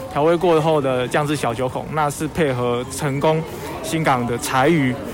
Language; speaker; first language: Chinese; native; Chinese